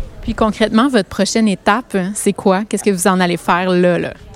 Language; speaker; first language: French; native; French